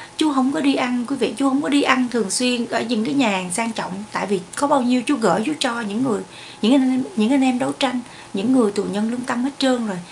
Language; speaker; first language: Vietnamese; native; Vietnamese